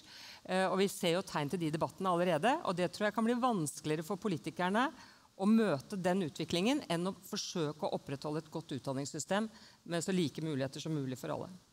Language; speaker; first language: Norwegian; native; Norwegian